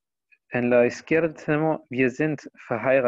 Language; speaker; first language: Spanish; non-native, fluent; Arabic